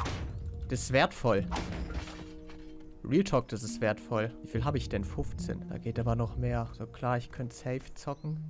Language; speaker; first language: German; native; German